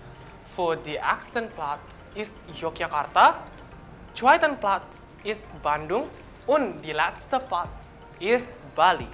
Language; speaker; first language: German; non-native, learner; Indonesian